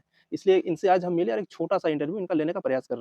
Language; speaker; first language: Hindi; native; Hindi